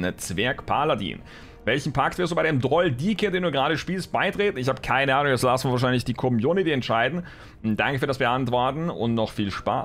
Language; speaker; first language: German; native; German